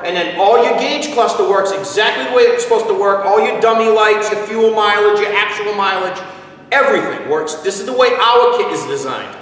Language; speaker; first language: English; native; English